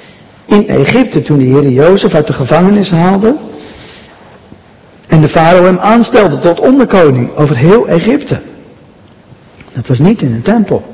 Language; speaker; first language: Dutch; native; Dutch